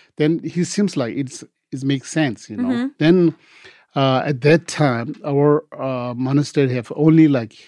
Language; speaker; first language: English; non-native, local second language; Tibetan